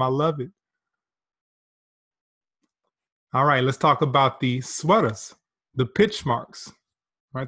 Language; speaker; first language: English; native; English